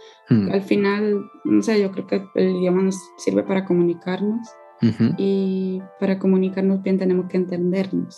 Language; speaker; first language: Spanish; non-native, fluent; Polish